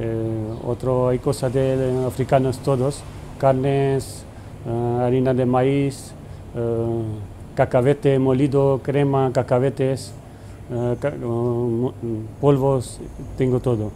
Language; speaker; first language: Spanish; non-native, learner; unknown